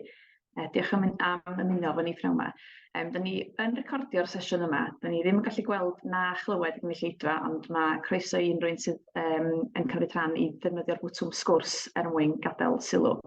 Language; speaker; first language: Welsh; native; Welsh